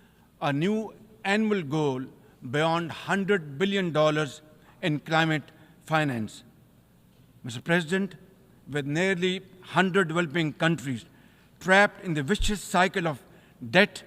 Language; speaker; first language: English; non-native, local second language; Urdu